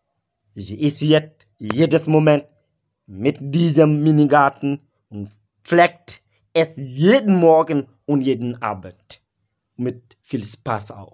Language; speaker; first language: German; non-native, learner; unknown